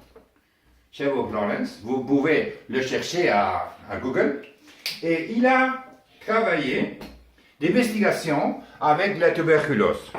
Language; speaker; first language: French; non-native, learner; Spanish